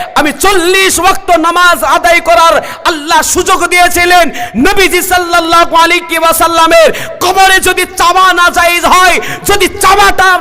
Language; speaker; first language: Bangla; native; Bangla